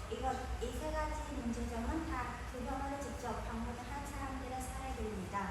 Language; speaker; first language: Korean; non-native, fluent; Khmer